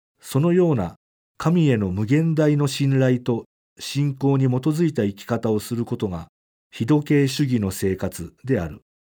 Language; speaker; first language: Japanese; native; Japanese